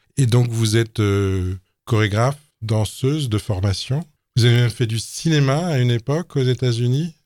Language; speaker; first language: French; native; French